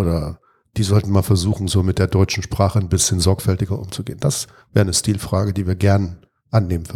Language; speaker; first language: German; native; German